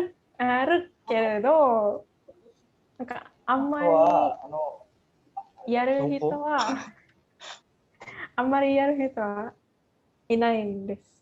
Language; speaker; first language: Japanese; non-native, fluent; Indonesian